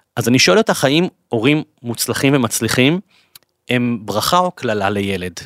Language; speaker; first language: Hebrew; native; Hebrew